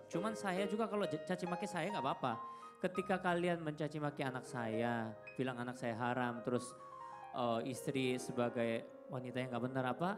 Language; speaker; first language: Indonesian; non-native, fluent; Korean